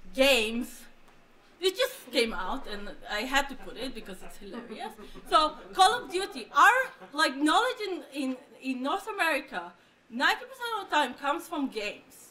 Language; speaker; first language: English; non-native, fluent; Hebrew